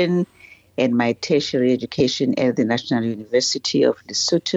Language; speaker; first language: English; non-native, local second language; Southern Sotho